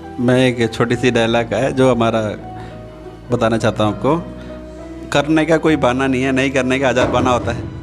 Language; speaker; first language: Hindi; non-native, local second language; Tamil